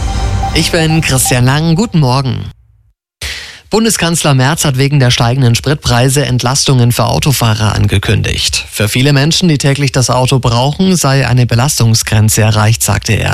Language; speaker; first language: German; native; German